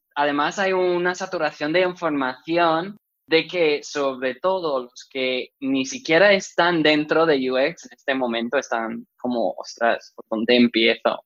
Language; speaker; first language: Spanish; non-native, fluent; English